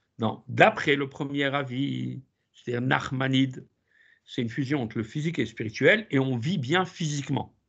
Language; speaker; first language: French; native; French